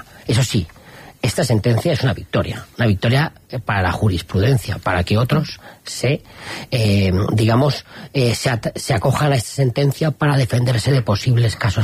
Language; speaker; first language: Spanish; native; Spanish